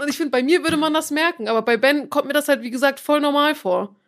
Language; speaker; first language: German; native; German